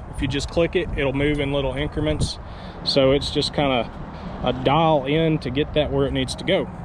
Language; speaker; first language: English; native; English